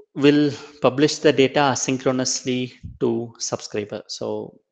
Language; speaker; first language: English; non-native, local second language; Tamil